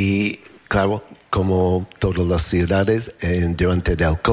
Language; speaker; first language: Spanish; non-native, learner; English